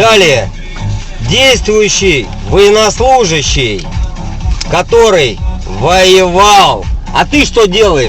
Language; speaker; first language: Russian; native; Russian